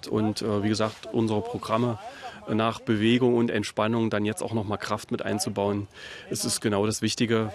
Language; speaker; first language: German; native; German